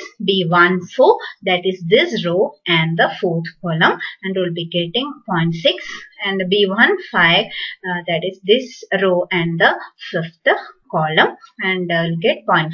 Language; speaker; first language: English; non-native, local second language; Malayalam